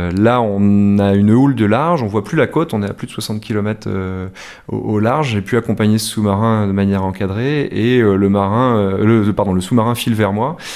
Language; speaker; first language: French; native; French